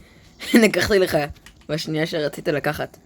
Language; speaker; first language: Hebrew; native; Hebrew